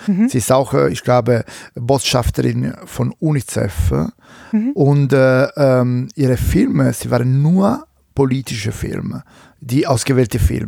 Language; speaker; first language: German; non-native, fluent; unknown